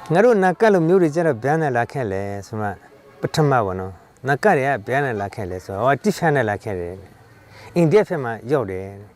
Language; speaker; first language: Burmese; non-native, local second language; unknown